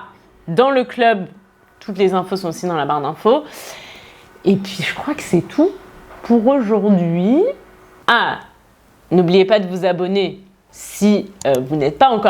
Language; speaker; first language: French; native; French